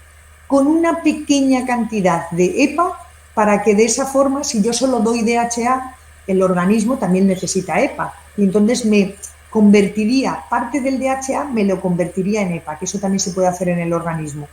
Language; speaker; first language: Spanish; native; Spanish